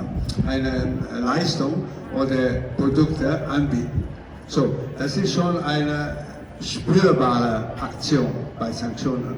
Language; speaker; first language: German; non-native, fluent; Cantonese